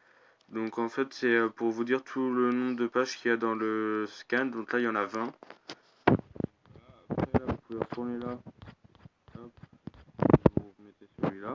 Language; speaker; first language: French; native; French